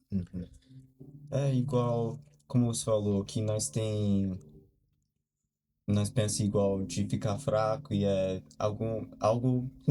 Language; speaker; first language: Portuguese; early bilingual, heritage; Portuguese